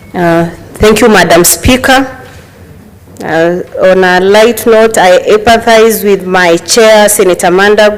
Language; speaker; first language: English; non-native, local second language; Gusii